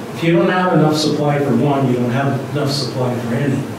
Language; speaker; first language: English; native; English